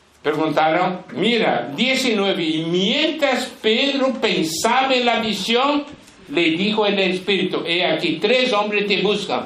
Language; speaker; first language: Spanish; non-native, fluent; Portuguese